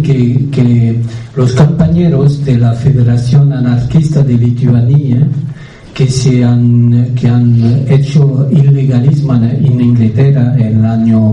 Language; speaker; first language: Spanish; non-native, fluent; French